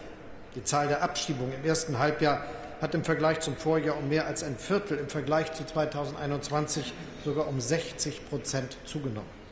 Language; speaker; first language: German; native; German